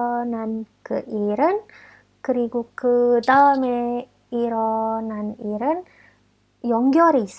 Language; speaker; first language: Korean; non-native, fluent; Indonesian